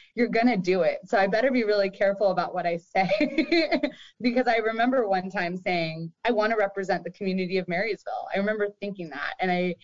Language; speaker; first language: English; native; English